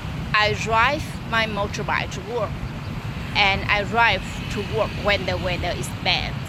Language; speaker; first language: English; non-native, learner; Vietnamese